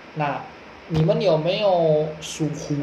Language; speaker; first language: Chinese; non-native, fluent; Indonesian